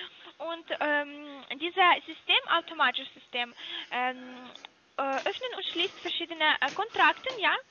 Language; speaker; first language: German; non-native, learner; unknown